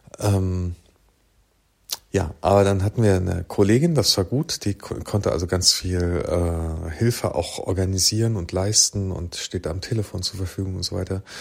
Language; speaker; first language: German; native; German